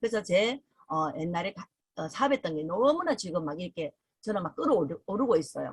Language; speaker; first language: Korean; native; Korean